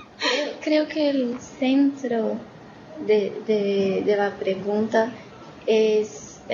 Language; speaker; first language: Spanish; non-native, learner; Portuguese